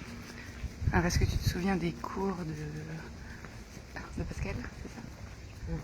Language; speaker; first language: French; native; French